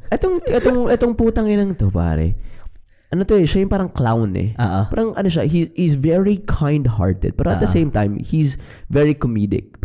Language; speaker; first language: Filipino; native; Filipino